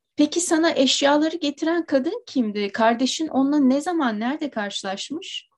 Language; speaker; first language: Turkish; native; Turkish